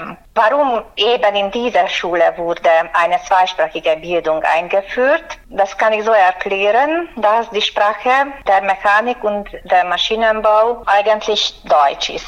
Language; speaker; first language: German; non-native, fluent; Hungarian